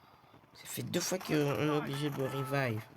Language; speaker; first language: French; native; French